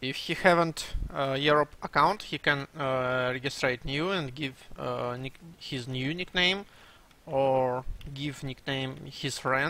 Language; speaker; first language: English; non-native, learner; Russian